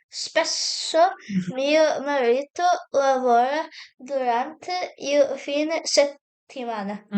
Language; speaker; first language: Italian; non-native, learner; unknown